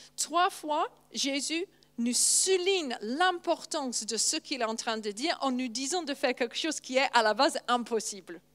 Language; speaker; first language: French; non-native, fluent; English